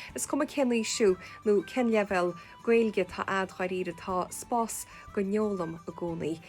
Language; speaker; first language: Irish; native; Irish